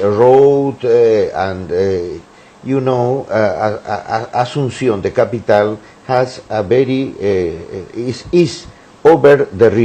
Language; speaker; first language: English; non-native, learner; Spanish